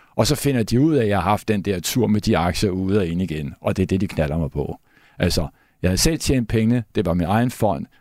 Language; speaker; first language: Danish; native; Danish